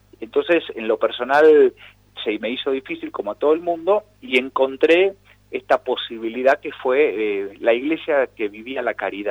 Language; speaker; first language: Spanish; native; Spanish